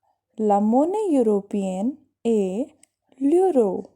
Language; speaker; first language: French; non-native, fluent; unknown